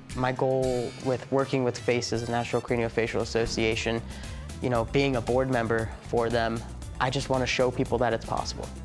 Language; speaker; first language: English; native; English